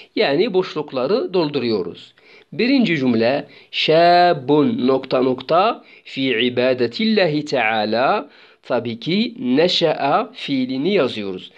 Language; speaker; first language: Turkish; non-native, fluent; Arabic